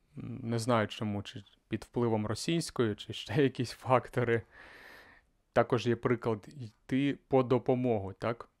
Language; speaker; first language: Ukrainian; native; Ukrainian